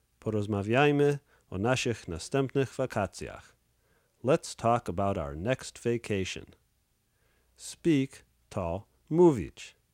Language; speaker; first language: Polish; native; Polish